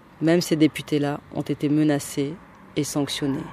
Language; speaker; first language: French; native; French